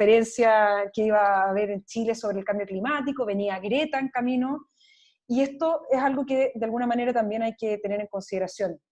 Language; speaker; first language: Spanish; native; Spanish